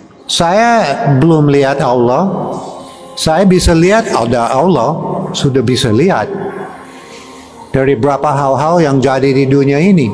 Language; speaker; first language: Indonesian; non-native, fluent; English